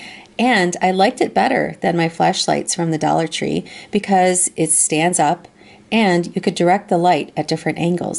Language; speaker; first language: English; native; English